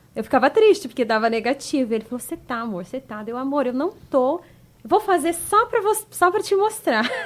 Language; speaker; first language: Portuguese; native; Portuguese